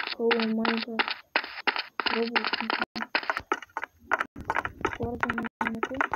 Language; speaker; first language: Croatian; non-native, learner; Macedonian